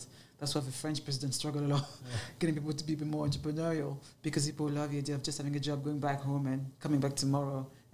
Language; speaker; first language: English; non-native, fluent; French